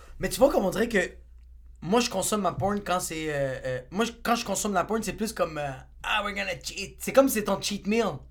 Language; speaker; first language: French; native; French